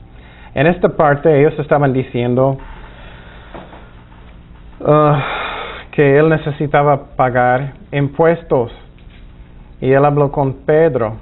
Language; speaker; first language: Spanish; non-native, fluent; English